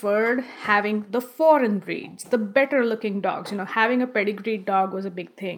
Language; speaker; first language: English; non-native, local second language; Marathi